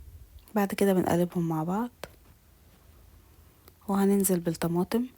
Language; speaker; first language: Arabic; native; Arabic